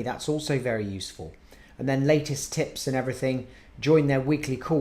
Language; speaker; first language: English; native; English